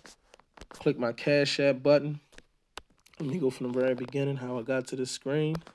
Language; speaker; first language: English; native; English